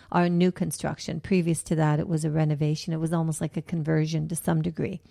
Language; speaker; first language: English; early bilingual, other home language; German